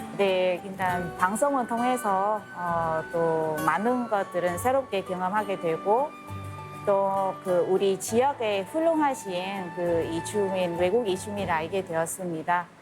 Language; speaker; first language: Korean; non-native, fluent; Vietnamese